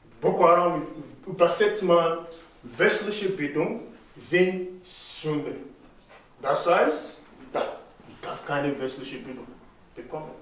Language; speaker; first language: German; non-native, fluent; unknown